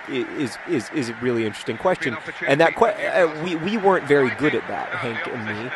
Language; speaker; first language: English; native; English